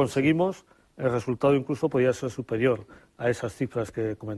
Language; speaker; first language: Spanish; native; Spanish